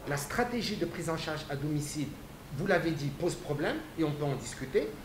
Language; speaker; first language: French; non-native, local second language; Arabic